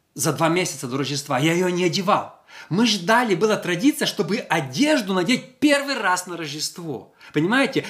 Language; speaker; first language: Russian; non-native, local second language; Ukrainian